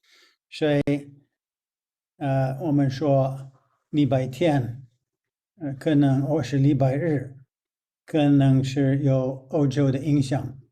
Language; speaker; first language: Chinese; non-native, fluent; English